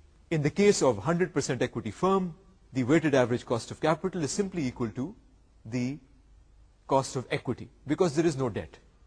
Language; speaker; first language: English; non-native, local second language; Urdu